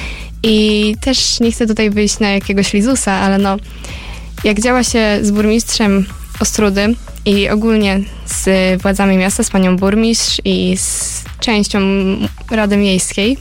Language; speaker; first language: Polish; native; Polish